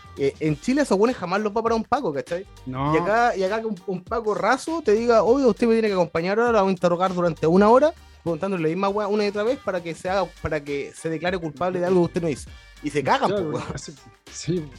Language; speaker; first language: Spanish; native; Spanish